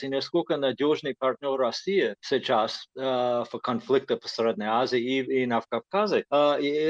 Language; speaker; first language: Russian; non-native, fluent; English